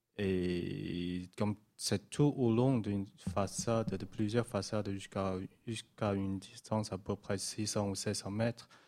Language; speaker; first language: French; non-native, fluent; Chinese